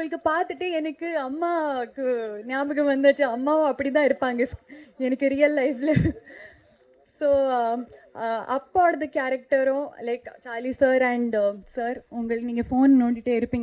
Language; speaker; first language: Tamil; non-native, learner; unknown